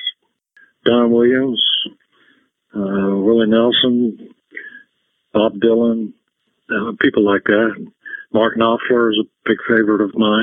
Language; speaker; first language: English; native; English